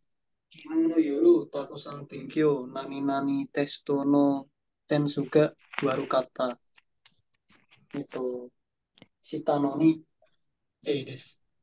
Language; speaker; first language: Japanese; non-native, learner; Indonesian